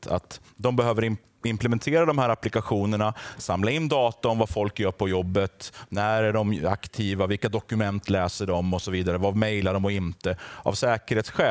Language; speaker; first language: Swedish; native; Swedish